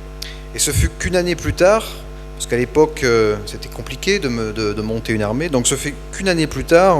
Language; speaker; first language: French; native; French